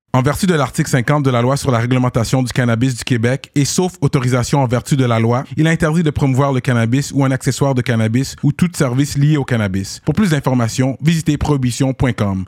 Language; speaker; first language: French; native; French